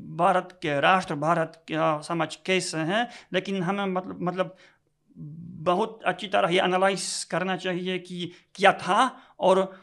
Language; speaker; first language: Hindi; non-native, fluent; Polish